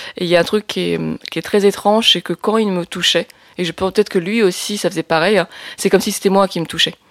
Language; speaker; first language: French; early bilingual, other home language; Lao